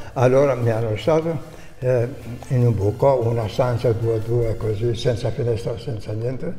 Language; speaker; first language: Italian; non-native, fluent; Albanian